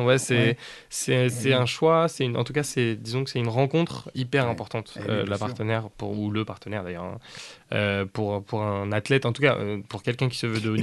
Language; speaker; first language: French; native; French